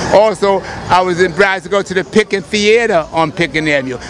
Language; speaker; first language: English; native; English